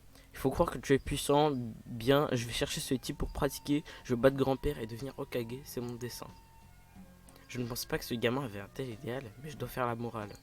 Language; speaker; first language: French; native; French